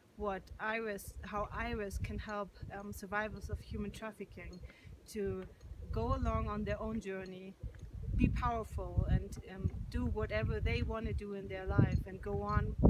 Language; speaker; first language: English; non-native, fluent; German